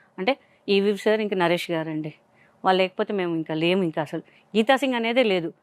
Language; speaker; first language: Telugu; non-native, local second language; Hindi